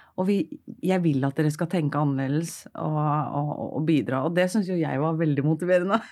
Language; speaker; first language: Norwegian; native; Norwegian